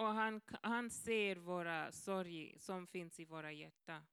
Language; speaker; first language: Swedish; non-native, learner; Swahili